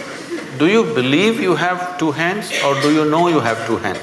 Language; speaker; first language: English; non-native, local second language; Kannada